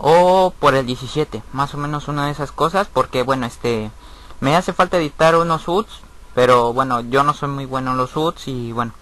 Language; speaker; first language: Spanish; native; Spanish